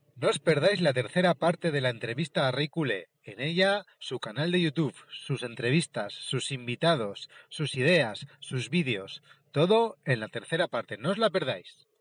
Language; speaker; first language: Spanish; native; Spanish